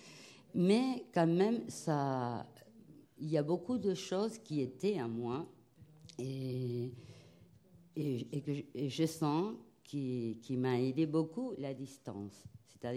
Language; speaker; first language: French; non-native, fluent; Spanish